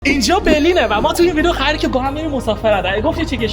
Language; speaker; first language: Persian; native; Persian